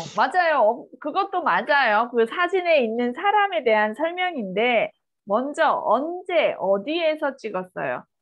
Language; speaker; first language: Korean; native; Korean